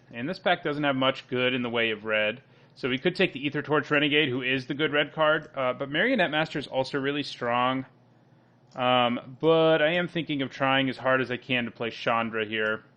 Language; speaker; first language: English; native; English